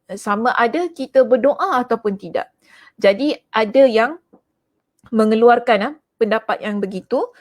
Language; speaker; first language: Malay; native; Malay